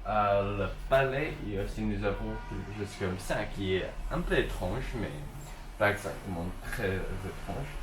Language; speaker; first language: French; non-native, learner; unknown